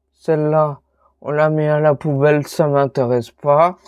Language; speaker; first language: French; native; French